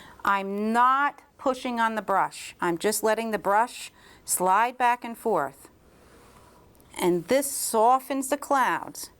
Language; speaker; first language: English; native; English